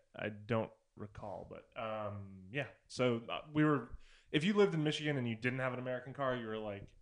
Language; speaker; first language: English; native; English